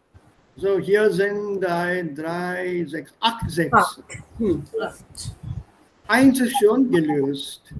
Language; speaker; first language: German; non-native, fluent; Hindi